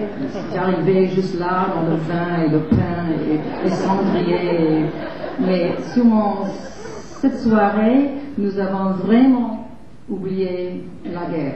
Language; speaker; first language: French; non-native, fluent; English